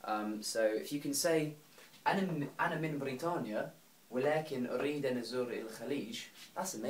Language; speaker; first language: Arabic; non-native, fluent; English